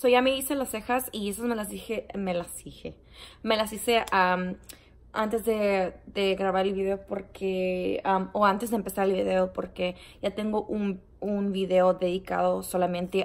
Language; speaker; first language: Spanish; early bilingual, heritage; Spanish